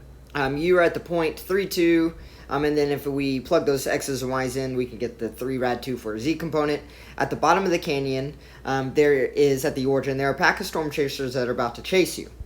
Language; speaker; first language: English; native; English